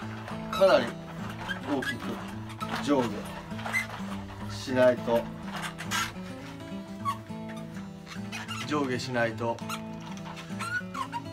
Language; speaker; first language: Japanese; native; Japanese